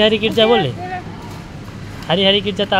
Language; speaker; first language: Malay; non-native, learner; Bangla